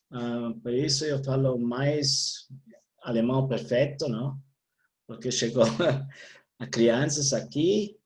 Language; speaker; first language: Portuguese; non-native, learner; Italian